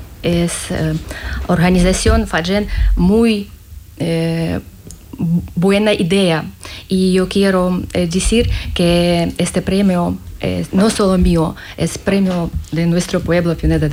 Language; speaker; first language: Spanish; non-native, learner; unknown